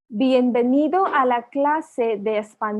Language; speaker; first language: Spanish; non-native, learner; Manipuri